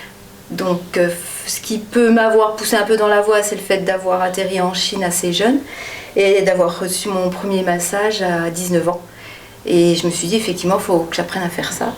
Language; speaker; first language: French; native; French